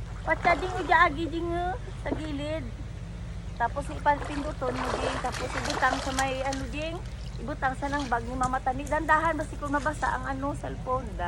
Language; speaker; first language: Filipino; non-native, local second language; Cebuano